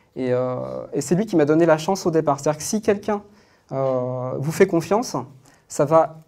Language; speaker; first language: French; native; French